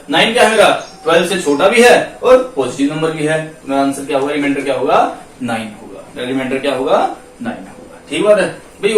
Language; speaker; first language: Hindi; native; Hindi